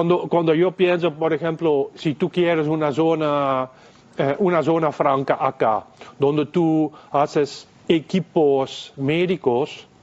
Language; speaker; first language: Spanish; non-native, fluent; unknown